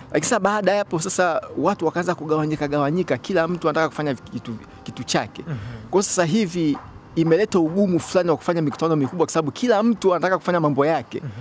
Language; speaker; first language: Swahili; native; Swahili